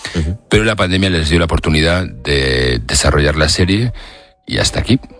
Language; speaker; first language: Spanish; native; Spanish